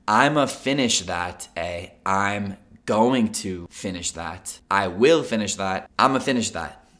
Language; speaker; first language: English; native; English